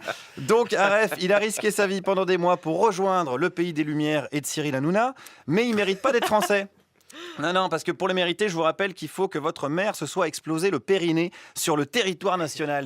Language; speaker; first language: French; native; French